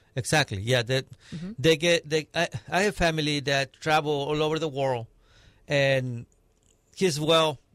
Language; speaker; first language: English; non-native, fluent; Spanish